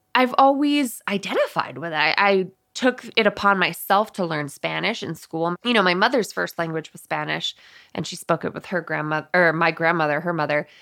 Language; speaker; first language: English; early bilingual, other home language; Spanish